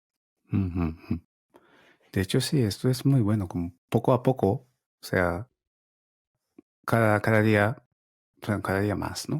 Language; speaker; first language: Spanish; non-native, learner; Japanese